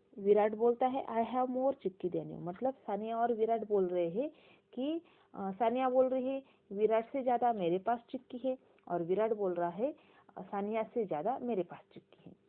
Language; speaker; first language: Hindi; non-native, local second language; Marathi